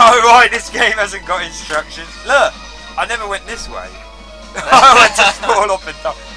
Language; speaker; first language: English; native; English